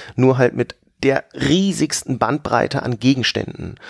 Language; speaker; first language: German; native; German